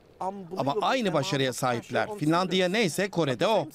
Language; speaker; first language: Turkish; native; Turkish